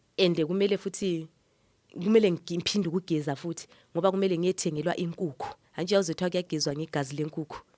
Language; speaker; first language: Zulu; native; Zulu